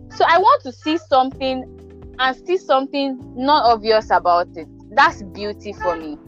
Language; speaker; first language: English; non-native, local second language; Yoruba